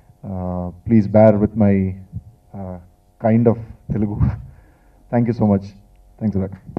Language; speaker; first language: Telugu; non-native, learner; Tamil